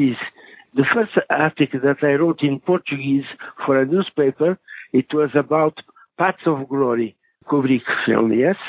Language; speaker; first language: English; non-native, fluent; Portuguese